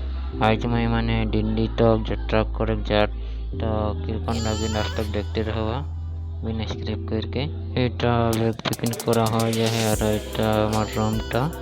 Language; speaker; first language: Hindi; non-native, local second language; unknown